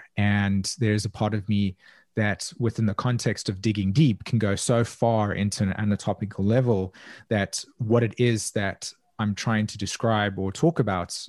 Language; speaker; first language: English; native; English